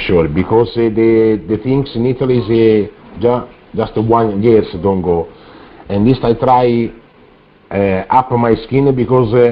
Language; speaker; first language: English; non-native, learner; Italian